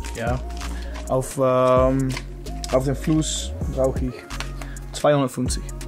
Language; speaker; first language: German; non-native, learner; Dutch